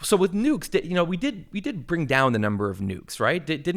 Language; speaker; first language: English; native; English